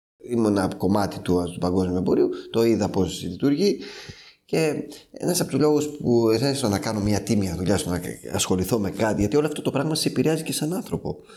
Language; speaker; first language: Greek; native; Greek